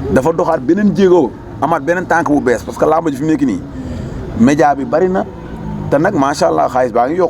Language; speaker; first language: Wolof; native; Wolof